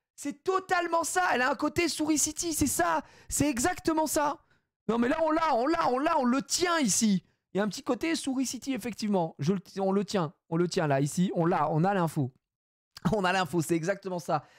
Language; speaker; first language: French; native; French